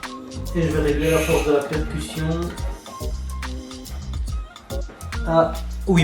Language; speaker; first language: French; native; French